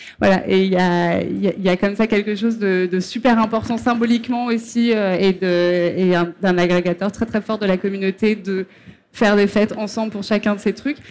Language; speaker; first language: French; native; French